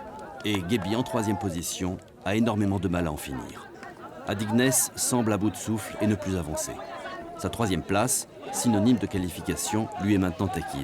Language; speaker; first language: French; native; French